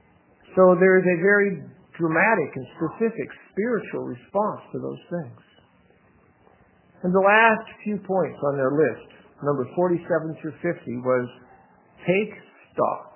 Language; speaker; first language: English; native; English